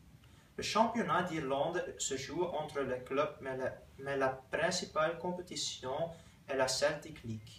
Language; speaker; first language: French; non-native, learner; Dutch